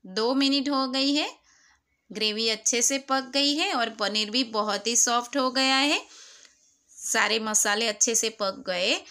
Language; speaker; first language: Hindi; non-native, local second language; Gujarati